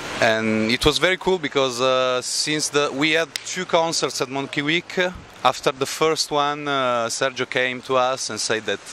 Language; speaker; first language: English; non-native, learner; Italian